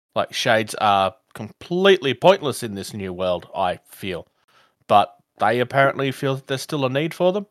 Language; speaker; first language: English; native; English